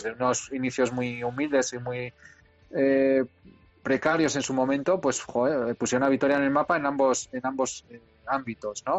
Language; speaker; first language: Spanish; native; Spanish